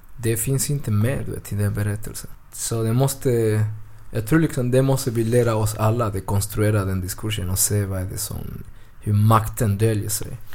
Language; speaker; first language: Swedish; early bilingual, other home language; Spanish